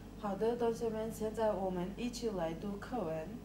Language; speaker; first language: Chinese; non-native, fluent; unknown